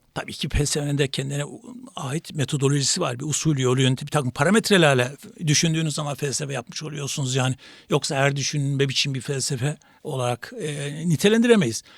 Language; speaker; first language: Turkish; native; Turkish